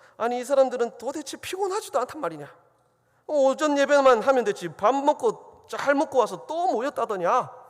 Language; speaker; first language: Korean; native; Korean